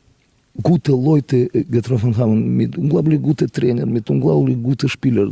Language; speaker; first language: German; non-native, fluent; Russian